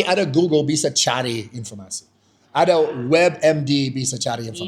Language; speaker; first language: Indonesian; non-native, fluent; English